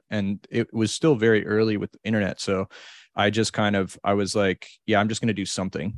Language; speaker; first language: English; native; English